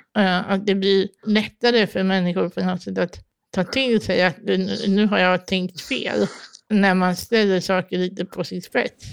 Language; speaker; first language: Swedish; native; Swedish